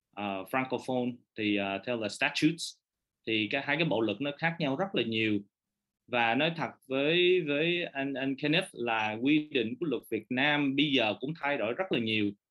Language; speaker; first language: Vietnamese; early bilingual, heritage; Vietnamese